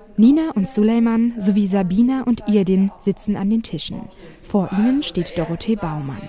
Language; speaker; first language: German; native; German